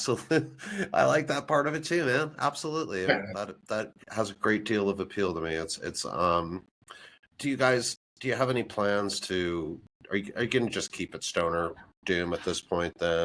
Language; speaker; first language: English; native; English